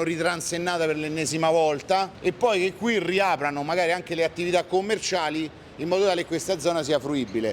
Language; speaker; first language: Italian; native; Italian